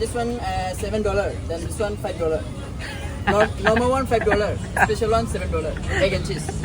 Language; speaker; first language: English; non-native, learner; Bangla